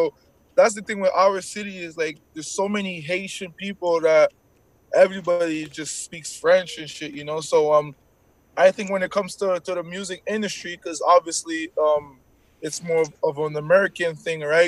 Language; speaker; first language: English; non-native, fluent; French